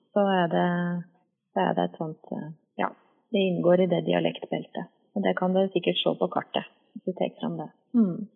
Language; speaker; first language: Norwegian; native; Norwegian